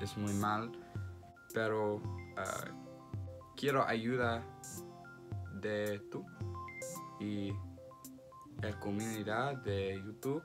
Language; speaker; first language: Spanish; non-native, learner; English